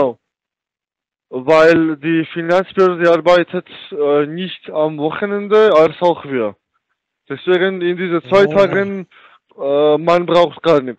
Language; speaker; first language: German; non-native, learner; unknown